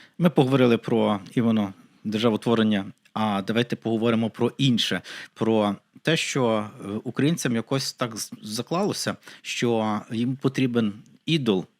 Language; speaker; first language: Ukrainian; native; Ukrainian